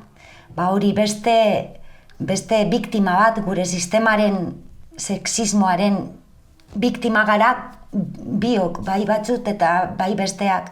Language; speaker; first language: Basque; non-native, local second language; Spanish